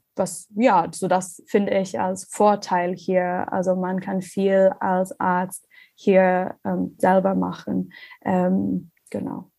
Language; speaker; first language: German; non-native, learner; English